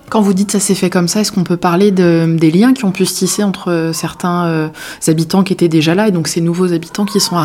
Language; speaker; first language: French; native; French